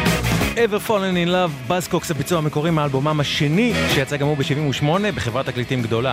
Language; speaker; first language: Hebrew; native; Hebrew